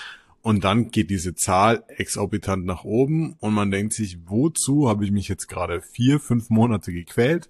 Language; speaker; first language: German; native; German